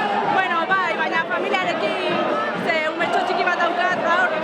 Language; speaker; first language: Basque; non-native, local second language; Spanish